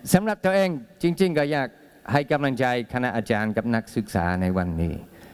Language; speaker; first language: Thai; non-native, fluent; English